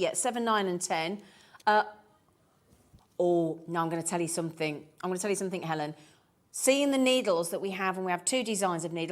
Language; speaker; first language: English; native; English